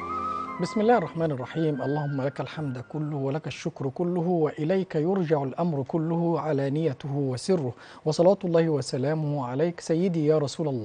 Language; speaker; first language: Arabic; native; Arabic